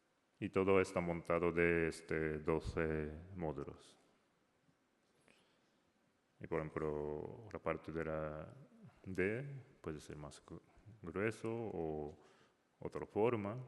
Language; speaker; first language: Spanish; non-native, learner; Japanese